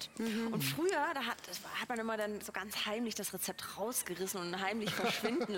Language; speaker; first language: German; native; German